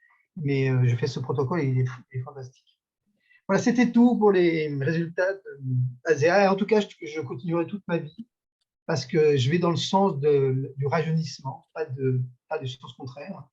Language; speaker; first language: French; native; French